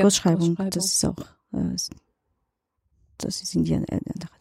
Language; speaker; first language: German; non-native, learner; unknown